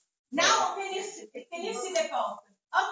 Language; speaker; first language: English; non-native, fluent; Italian